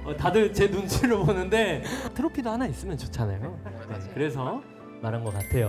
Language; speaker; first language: Korean; native; Korean